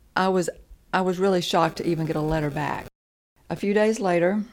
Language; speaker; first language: English; native; English